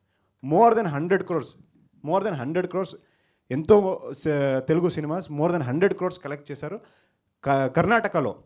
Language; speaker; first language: Telugu; non-native, local second language; Kannada